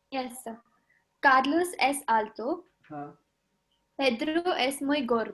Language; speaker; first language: Spanish; non-native, learner; Telugu